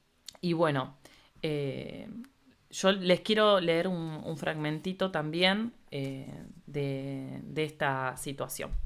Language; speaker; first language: Spanish; native; Spanish